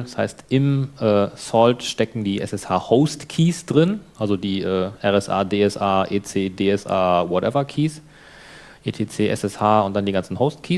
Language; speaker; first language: German; native; German